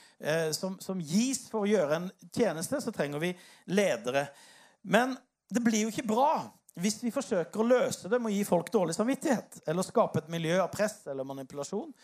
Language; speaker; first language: Norwegian; native; Norwegian